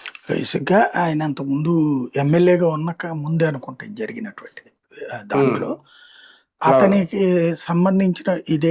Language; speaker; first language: Telugu; native; Telugu